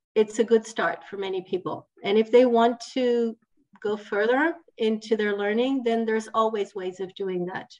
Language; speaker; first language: English; non-native, fluent; Italian